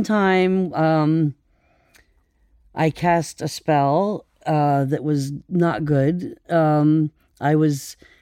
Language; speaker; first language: English; native; English